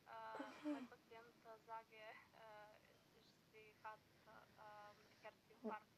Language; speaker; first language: German; non-native, learner; Macedonian